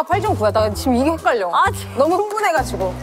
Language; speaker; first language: Korean; native; Korean